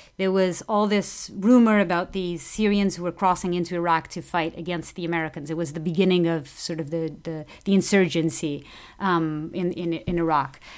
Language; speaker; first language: English; non-native, fluent; Portuguese